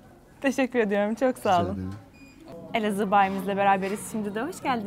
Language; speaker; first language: Turkish; native; Turkish